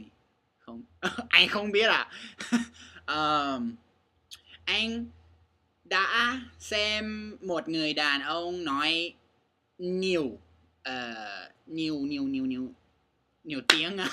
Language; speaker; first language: Vietnamese; non-native, learner; English